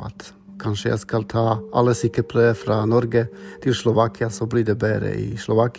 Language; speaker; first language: Norwegian; non-native, fluent; Slovak